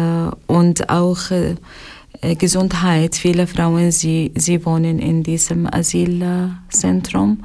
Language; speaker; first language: German; non-native, learner; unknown